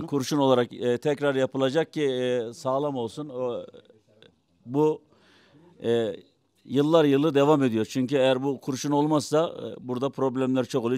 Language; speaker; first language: Turkish; native; Turkish